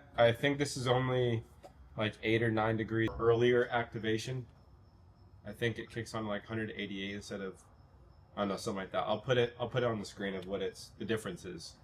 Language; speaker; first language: English; native; English